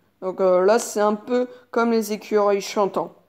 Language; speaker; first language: French; native; French